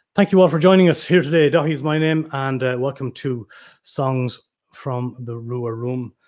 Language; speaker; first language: English; native; English